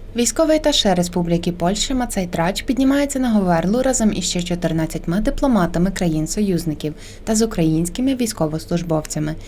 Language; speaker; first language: Ukrainian; native; Ukrainian